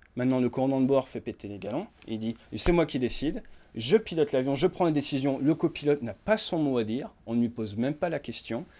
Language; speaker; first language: French; native; French